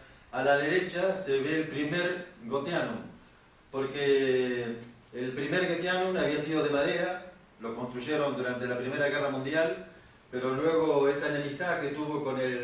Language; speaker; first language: Spanish; native; Spanish